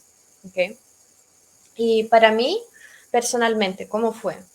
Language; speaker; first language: Spanish; non-native, fluent; Russian